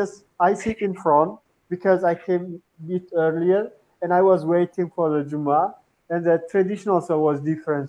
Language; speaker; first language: English; non-native, fluent; Turkmen